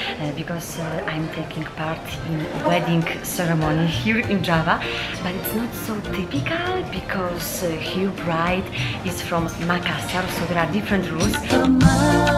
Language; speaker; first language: English; non-native, fluent; Polish